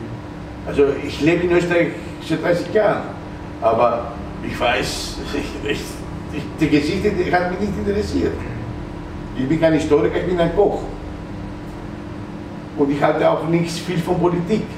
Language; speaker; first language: German; non-native, fluent; Greek